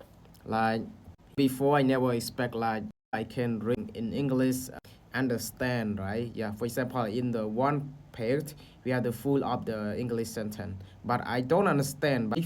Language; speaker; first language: English; non-native, learner; Khmer